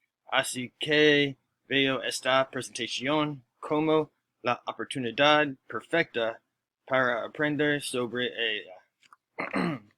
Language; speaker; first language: Spanish; non-native, learner; English